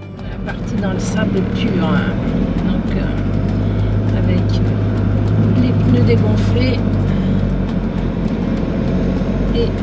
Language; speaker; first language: French; native; French